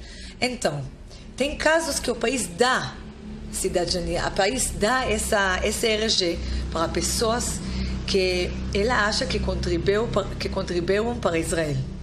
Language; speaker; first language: Portuguese; non-native, fluent; Hebrew